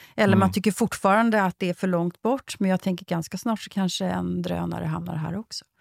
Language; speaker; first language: Swedish; native; Swedish